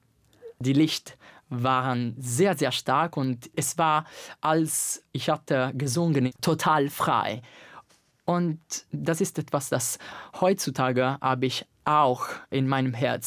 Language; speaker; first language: German; non-native, fluent; Italian